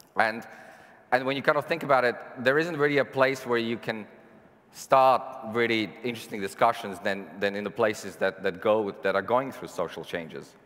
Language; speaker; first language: English; non-native, fluent; Serbian